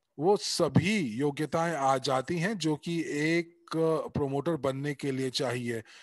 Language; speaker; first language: Hindi; native; Hindi